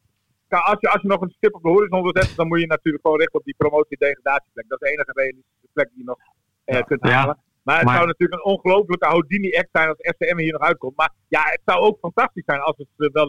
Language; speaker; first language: Dutch; native; Dutch